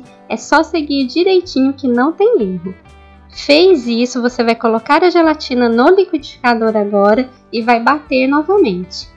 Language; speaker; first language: Portuguese; native; Portuguese